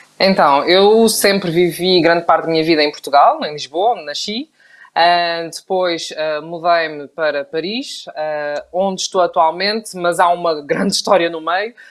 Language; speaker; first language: Portuguese; native; Portuguese